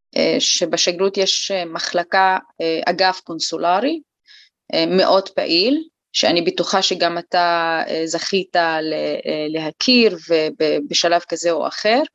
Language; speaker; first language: Hebrew; non-native, local second language; Arabic